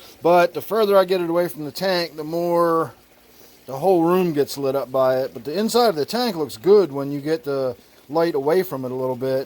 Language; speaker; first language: English; native; English